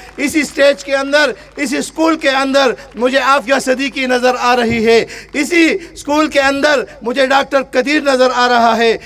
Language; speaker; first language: Urdu; non-native, local second language; Pashto